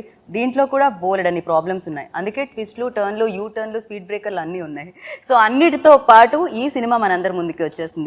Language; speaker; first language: Telugu; native; Telugu